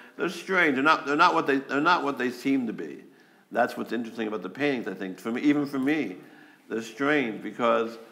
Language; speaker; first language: English; native; English